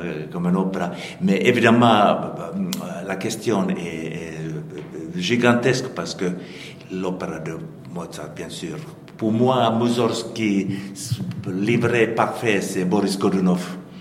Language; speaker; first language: French; non-native, fluent; Finnish